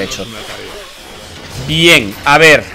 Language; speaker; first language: Spanish; native; Spanish